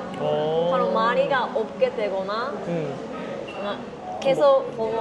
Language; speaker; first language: Korean; non-native, fluent; Japanese